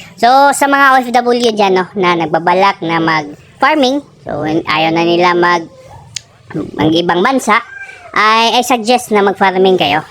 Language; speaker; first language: Filipino; native; Filipino